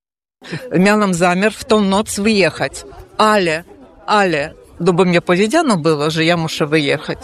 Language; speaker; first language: Polish; early bilingual, heritage; Polish